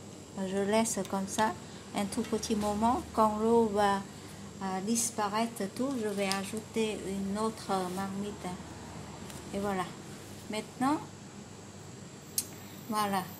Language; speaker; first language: French; non-native, learner; Vietnamese